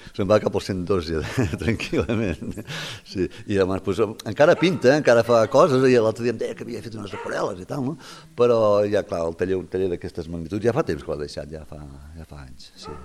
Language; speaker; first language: Catalan; native; Catalan